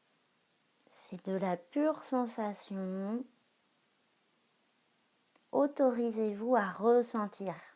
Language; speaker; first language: French; native; French